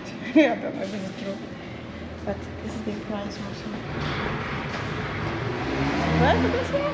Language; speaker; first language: English; non-native, fluent; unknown